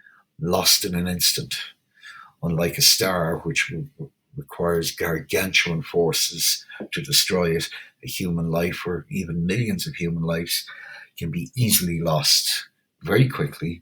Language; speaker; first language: English; native; English